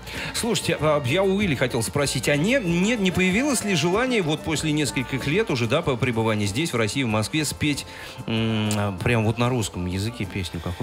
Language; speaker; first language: Russian; native; Russian